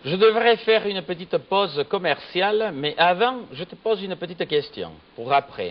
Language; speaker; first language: French; non-native, fluent; Spanish